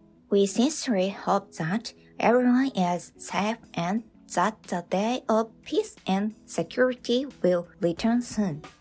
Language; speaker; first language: English; non-native, fluent; Japanese